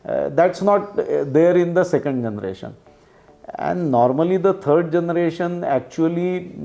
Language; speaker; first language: English; non-native, local second language; Marathi